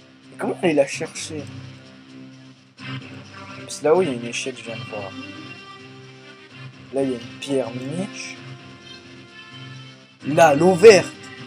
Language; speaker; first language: French; native; French